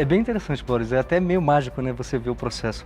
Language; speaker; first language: Portuguese; native; Portuguese